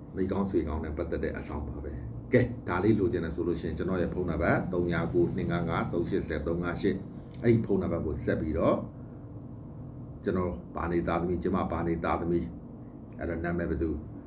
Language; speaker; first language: Burmese; native; Burmese